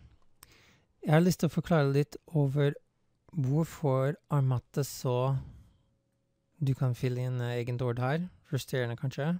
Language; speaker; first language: Norwegian; non-native, fluent; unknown